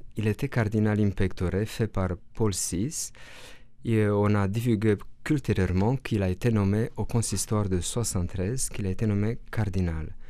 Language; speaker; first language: French; non-native, fluent; Romanian